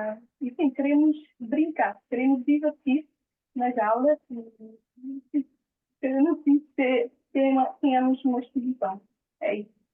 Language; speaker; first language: Portuguese; non-native, local second language; Kabuverdianu